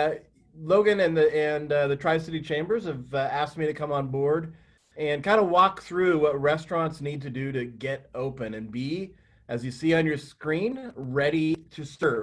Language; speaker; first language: English; native; English